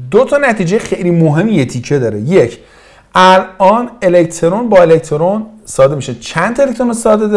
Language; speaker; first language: Persian; native; Persian